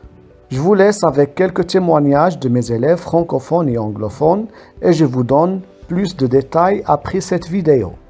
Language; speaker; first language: French; non-native, local second language; Arabic